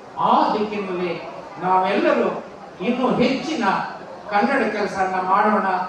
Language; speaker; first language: Kannada; non-native, local second language; Telugu